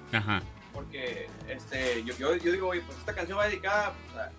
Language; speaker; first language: Spanish; early bilingual, heritage; Spanish